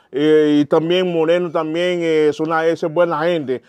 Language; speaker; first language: Spanish; non-native, learner; Haitian Creole